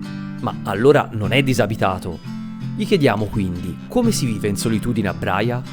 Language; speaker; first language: Italian; native; Italian